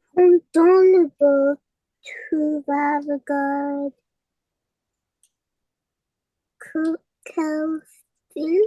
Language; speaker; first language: French; non-native, learner; English